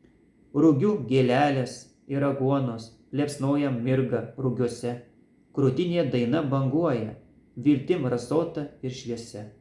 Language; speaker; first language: Lithuanian; native; Lithuanian